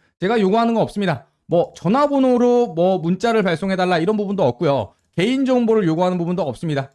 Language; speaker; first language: Korean; native; Korean